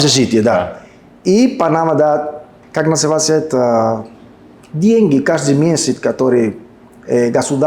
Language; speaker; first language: Russian; non-native, learner; Spanish